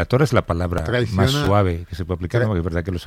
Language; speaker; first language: Spanish; native; Spanish